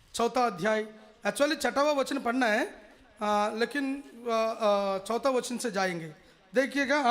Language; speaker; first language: Hindi; non-native, local second language; Telugu